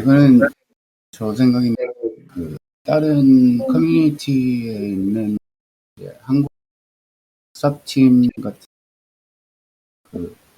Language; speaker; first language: Korean; early bilingual, heritage; Korean